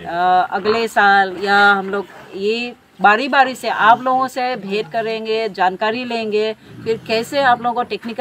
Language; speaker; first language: Hindi; non-native, local second language; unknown